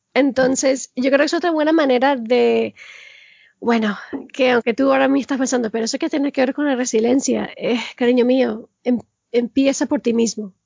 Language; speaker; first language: Spanish; early bilingual, heritage; Spanish